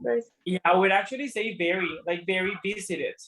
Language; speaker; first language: English; non-native, fluent; Spanish